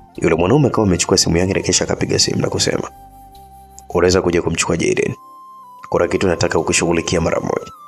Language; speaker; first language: Swahili; native; Swahili